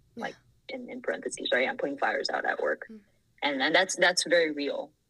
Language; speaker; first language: English; non-native, fluent; Thai